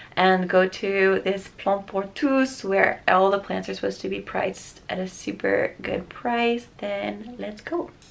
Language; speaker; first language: English; native; English